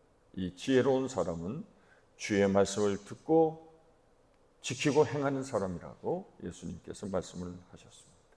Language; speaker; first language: Korean; native; Korean